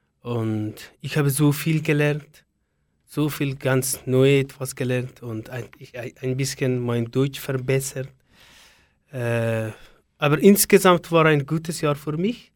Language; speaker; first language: German; non-native, learner; Persian